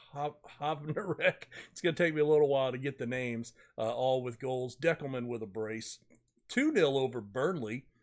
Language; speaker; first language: English; native; English